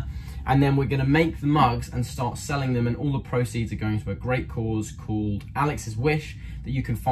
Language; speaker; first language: English; native; English